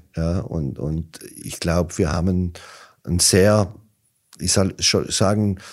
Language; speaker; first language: German; native; German